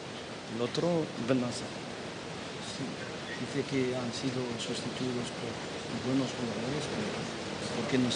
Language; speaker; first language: Spanish; non-native, fluent; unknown